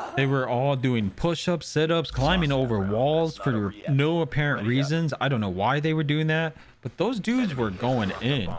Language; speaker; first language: English; native; English